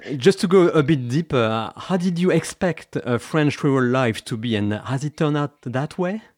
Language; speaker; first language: English; non-native, fluent; French